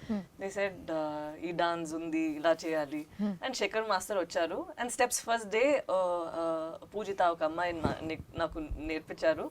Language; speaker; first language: Telugu; non-native, local second language; Tamil